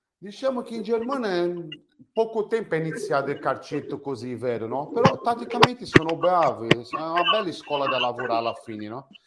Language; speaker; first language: Italian; non-native, fluent; Portuguese